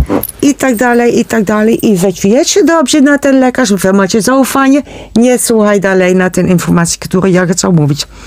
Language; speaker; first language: Polish; non-native, learner; Dutch